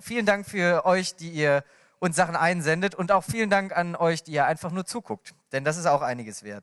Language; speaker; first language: German; native; German